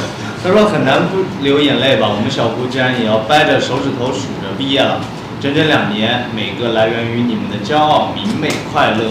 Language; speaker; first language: Chinese; native; Chinese